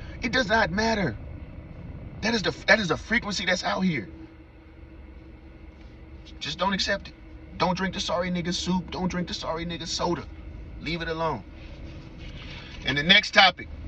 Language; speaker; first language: English; native; English